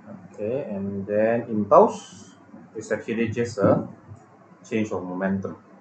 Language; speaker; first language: English; non-native, local second language; Malay